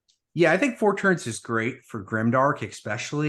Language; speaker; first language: English; native; English